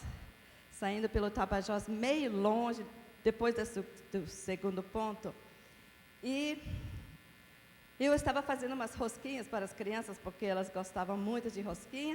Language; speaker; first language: Portuguese; non-native, fluent; English